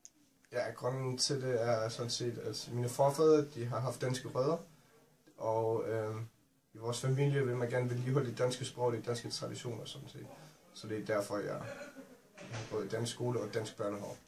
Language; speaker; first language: Danish; early bilingual, heritage; German